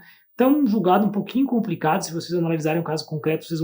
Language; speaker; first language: Portuguese; native; Portuguese